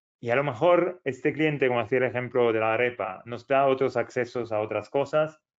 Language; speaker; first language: Spanish; non-native, fluent; Italian